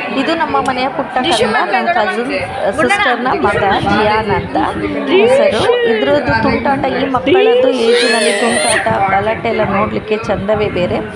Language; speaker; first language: Kannada; non-native, local second language; Tulu